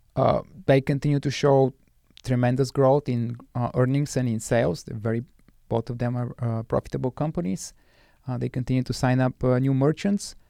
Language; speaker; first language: English; non-native, fluent; Bulgarian